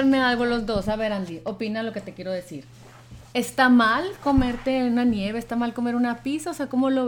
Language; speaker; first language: Spanish; native; Spanish